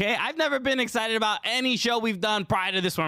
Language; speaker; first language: English; native; English